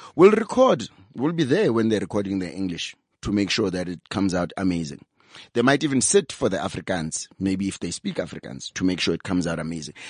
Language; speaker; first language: English; non-native, local second language; Zulu